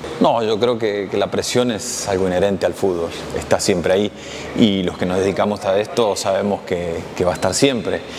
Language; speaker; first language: Spanish; native; Spanish